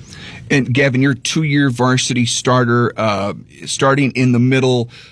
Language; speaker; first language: English; native; English